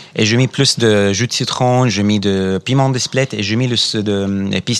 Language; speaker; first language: French; non-native, fluent; Arabic